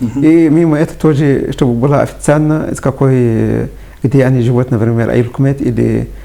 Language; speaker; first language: Russian; non-native, fluent; Arabic